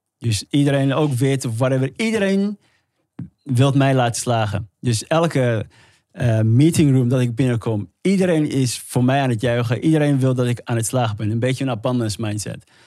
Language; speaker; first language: Dutch; early bilingual, other home language; Somali